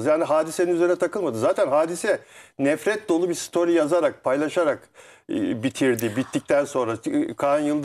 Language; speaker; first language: Turkish; native; Turkish